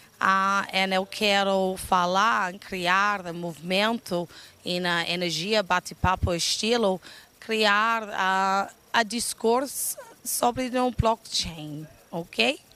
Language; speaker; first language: Portuguese; non-native, learner; English